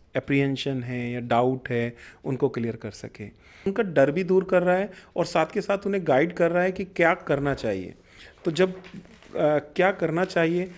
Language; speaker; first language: Hindi; non-native, local second language; Punjabi